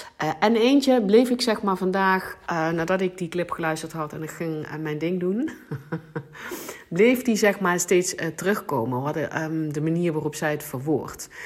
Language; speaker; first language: Dutch; non-native, local second language; Limburgish